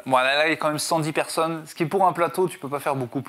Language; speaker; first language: French; native; French